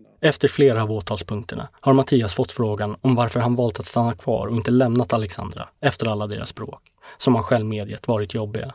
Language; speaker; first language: Swedish; native; Swedish